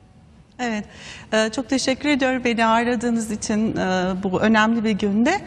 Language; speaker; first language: Turkish; native; Turkish